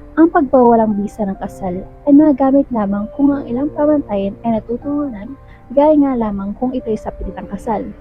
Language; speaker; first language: Filipino; native; Filipino